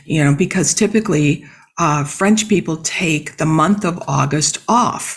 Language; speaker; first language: English; native; English